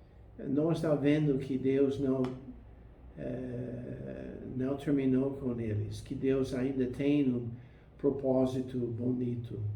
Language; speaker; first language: Portuguese; non-native, fluent; English